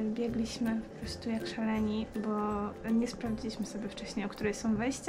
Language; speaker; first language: Polish; native; Polish